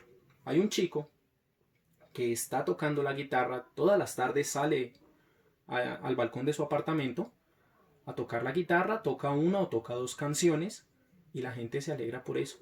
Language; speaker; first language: Spanish; native; Spanish